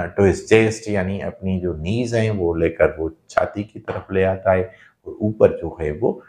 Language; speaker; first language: Urdu; non-native, local second language; Sindhi